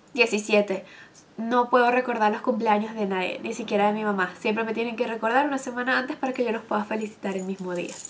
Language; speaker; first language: Spanish; native; Spanish